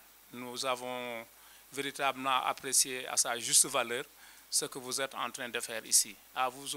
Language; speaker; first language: French; non-native, local second language; Wolof